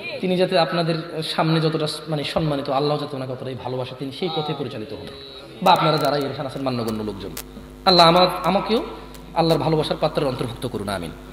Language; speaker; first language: Bangla; early bilingual, heritage; Bangla